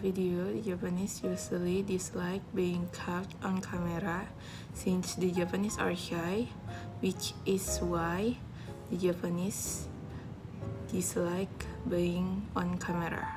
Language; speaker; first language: English; non-native, fluent; Indonesian